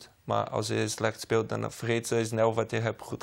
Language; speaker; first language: Dutch; non-native, learner; Portuguese